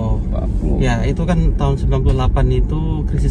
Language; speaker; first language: Indonesian; native; Indonesian